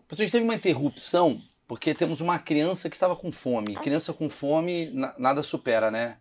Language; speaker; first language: Portuguese; native; Portuguese